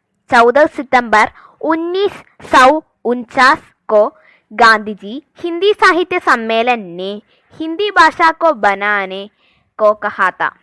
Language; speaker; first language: Hindi; non-native, local second language; Malayalam